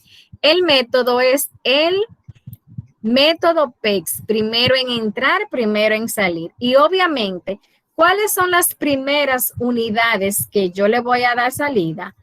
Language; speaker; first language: Spanish; native; Spanish